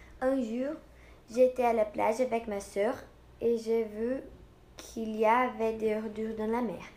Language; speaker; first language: French; non-native, learner; Portuguese